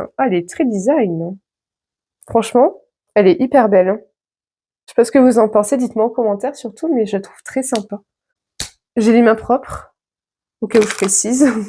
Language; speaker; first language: French; native; French